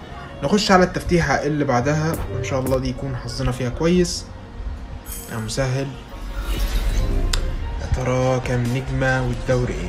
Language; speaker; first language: Arabic; native; Arabic